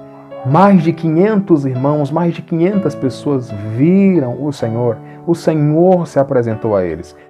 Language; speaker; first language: Portuguese; native; Portuguese